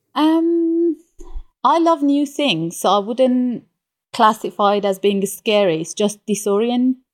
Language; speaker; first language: English; non-native, fluent; Persian